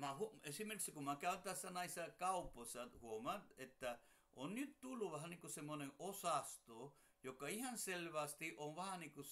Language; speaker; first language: Finnish; non-native, fluent; Spanish